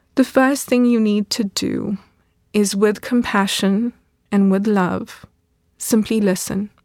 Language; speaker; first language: English; native; English